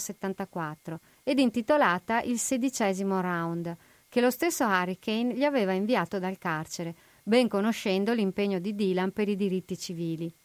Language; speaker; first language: Italian; native; Italian